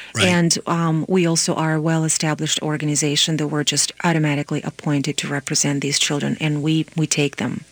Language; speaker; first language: English; non-native, fluent; Romanian